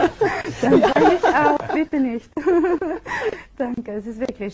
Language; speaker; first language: German; non-native, fluent; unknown